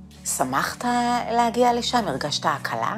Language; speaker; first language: Hebrew; native; Hebrew